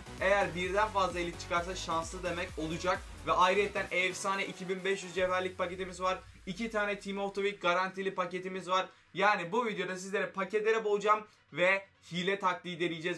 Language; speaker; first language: Turkish; native; Turkish